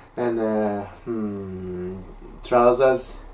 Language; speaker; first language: English; non-native, learner; Japanese